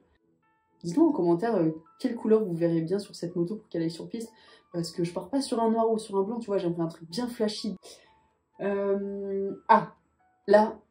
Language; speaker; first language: French; native; French